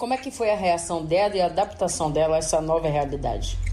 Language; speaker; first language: Portuguese; native; Portuguese